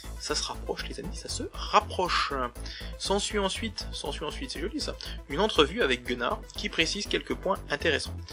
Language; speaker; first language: French; native; French